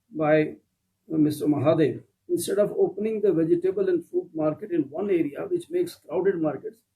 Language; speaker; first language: English; non-native, local second language; Kannada